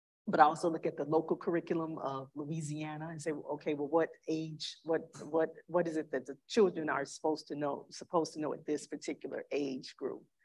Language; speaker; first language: English; native; English